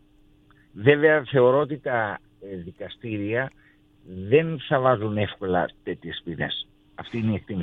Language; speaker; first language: Greek; native; Greek